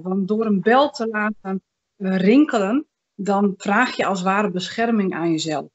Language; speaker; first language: Dutch; native; Dutch